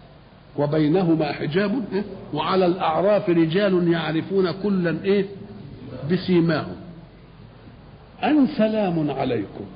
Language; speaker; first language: Arabic; native; Arabic